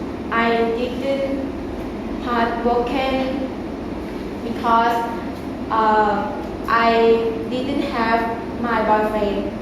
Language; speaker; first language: English; non-native, learner; Thai